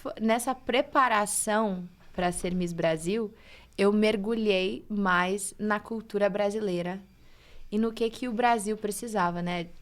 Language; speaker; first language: Portuguese; early bilingual, heritage; English